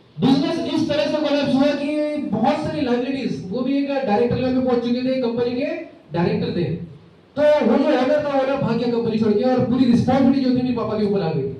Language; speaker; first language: Hindi; native; Hindi